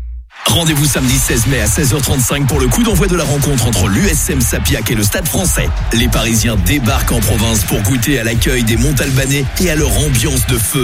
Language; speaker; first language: French; native; French